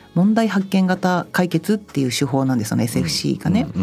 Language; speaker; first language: Japanese; native; Japanese